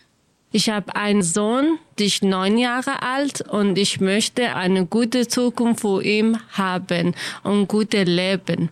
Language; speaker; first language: German; non-native, learner; Kurdish